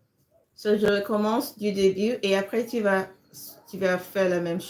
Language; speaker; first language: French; non-native, fluent; English